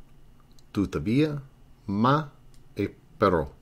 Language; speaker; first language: Italian; non-native, fluent; English